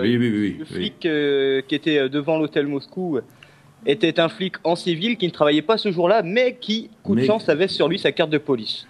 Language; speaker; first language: French; native; French